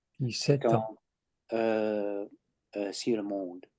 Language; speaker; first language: French; non-native, fluent; English